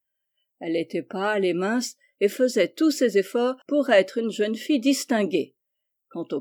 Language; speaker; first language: French; native; French